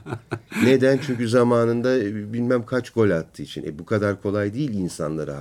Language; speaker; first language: Turkish; native; Turkish